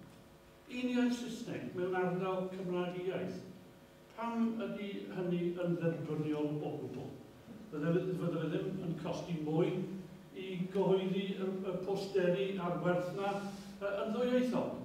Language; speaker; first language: Welsh; native; Welsh